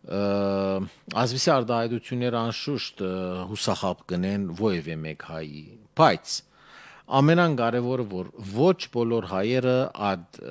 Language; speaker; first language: Armenian; early bilingual, heritage; Armenian